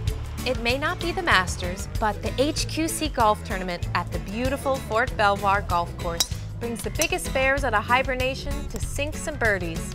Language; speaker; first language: English; native; English